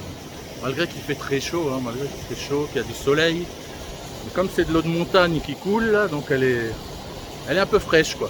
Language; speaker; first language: French; native; French